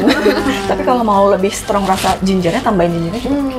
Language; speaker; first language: Indonesian; native; Indonesian